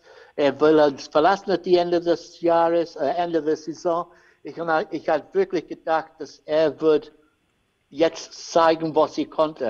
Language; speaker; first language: German; non-native, learner; English